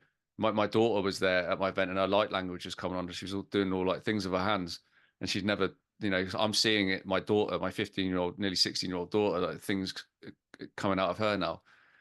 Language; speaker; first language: English; native; English